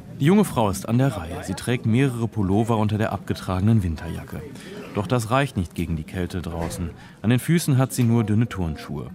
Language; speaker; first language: German; native; German